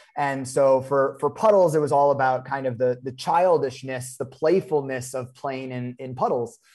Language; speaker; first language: English; native; English